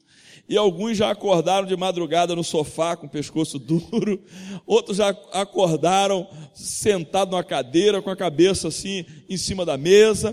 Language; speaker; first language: Portuguese; native; Portuguese